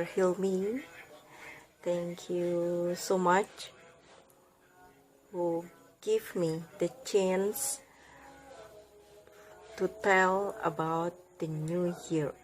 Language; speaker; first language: English; non-native, learner; Indonesian